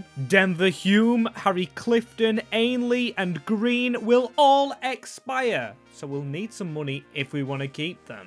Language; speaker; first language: English; native; English